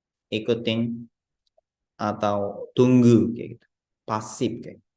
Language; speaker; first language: Indonesian; non-native, fluent; Japanese